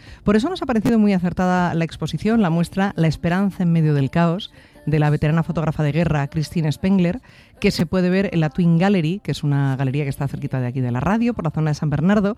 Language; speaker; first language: Spanish; native; Spanish